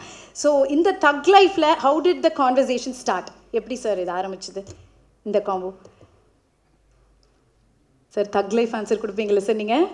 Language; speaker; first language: Tamil; native; Tamil